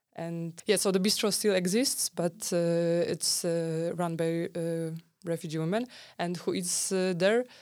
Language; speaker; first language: English; non-native, fluent; Polish